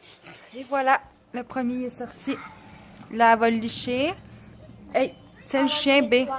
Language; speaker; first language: French; native; French